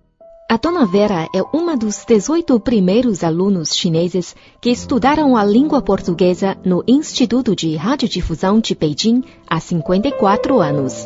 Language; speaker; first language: Portuguese; non-native, fluent; Chinese